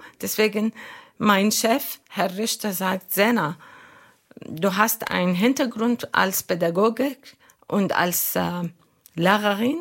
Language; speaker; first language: German; non-native, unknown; Arabic